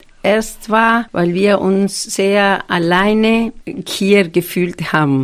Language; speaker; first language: German; non-native, fluent; Spanish